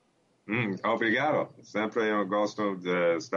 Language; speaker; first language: Portuguese; non-native, learner; English